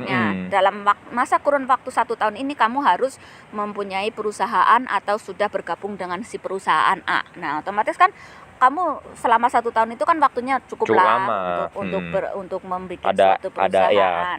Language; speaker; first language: Indonesian; native; Indonesian